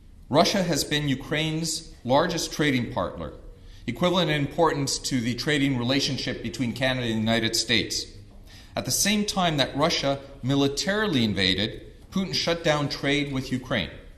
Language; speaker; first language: English; early bilingual, other home language; Ukrainian